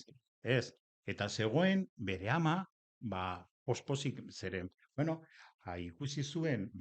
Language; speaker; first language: Basque; non-native, local second language; Spanish